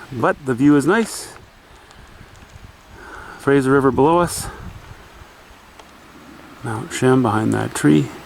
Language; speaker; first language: English; native; English